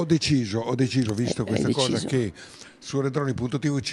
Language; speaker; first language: Italian; native; Italian